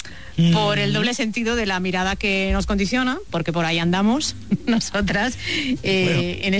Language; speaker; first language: Spanish; native; Spanish